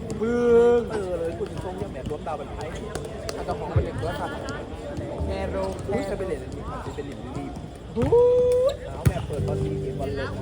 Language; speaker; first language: Thai; native; Thai